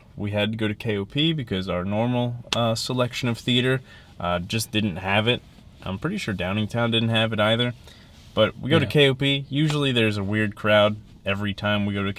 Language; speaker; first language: English; native; English